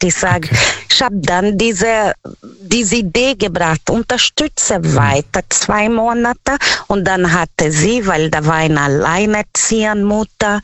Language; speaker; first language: German; non-native, fluent; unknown